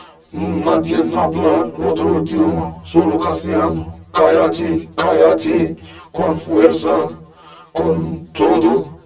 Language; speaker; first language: Spanish; non-native, learner; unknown